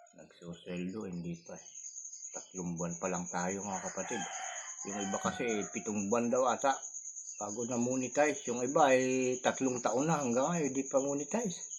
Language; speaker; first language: Filipino; non-native, local second language; Iloko